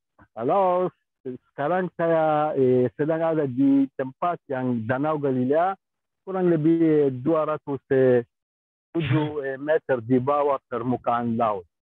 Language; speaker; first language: Indonesian; non-native, fluent; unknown